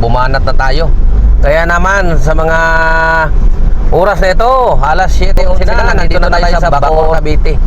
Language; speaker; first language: Filipino; native; Filipino